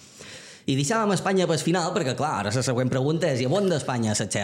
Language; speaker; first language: Catalan; native; Catalan